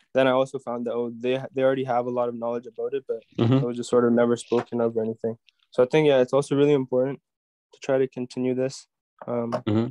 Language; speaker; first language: English; native; English